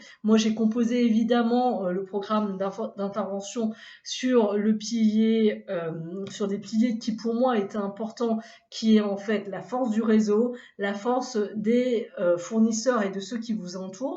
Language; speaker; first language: French; native; French